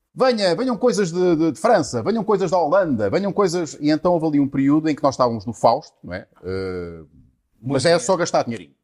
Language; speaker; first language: Portuguese; native; Portuguese